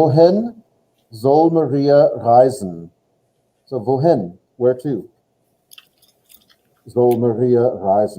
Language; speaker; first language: German; non-native, fluent; English